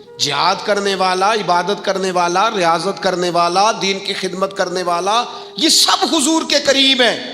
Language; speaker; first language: Urdu; non-native, local second language; Punjabi